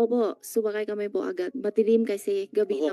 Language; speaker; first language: Filipino; non-native, learner; Chinese